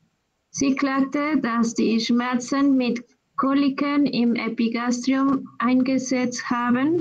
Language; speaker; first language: German; non-native, learner; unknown